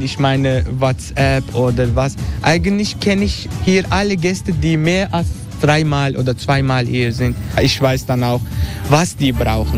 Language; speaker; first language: German; non-native, fluent; Turkish